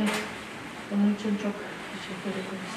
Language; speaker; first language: Turkish; non-native, fluent; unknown